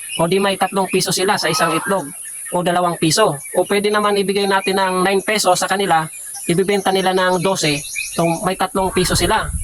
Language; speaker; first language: Filipino; non-native, local second language; Bikol